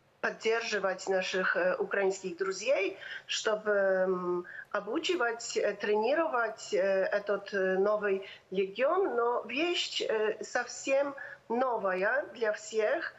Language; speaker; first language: Russian; non-native, fluent; Polish